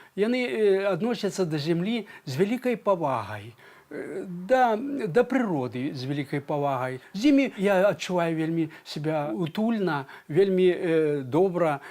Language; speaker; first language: Belarusian; native; Belarusian